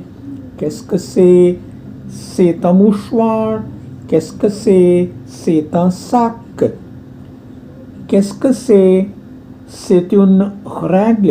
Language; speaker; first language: French; non-native, fluent; Hindi